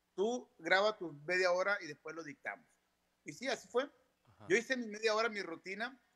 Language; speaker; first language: Spanish; native; Spanish